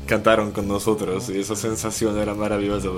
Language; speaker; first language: Spanish; non-native, fluent; Slovak